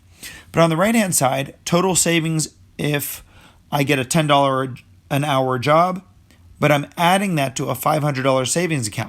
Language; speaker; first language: English; native; English